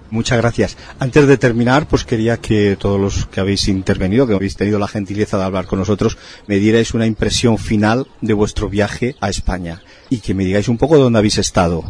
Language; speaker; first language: Spanish; native; Spanish